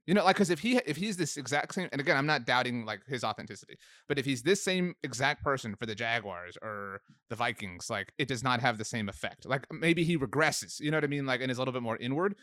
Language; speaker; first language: English; native; English